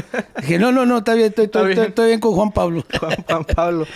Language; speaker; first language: Spanish; early bilingual, heritage; Spanish